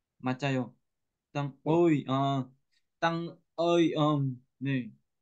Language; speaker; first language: Korean; non-native, learner; Vietnamese